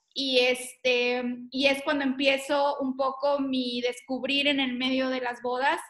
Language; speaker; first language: Spanish; native; Spanish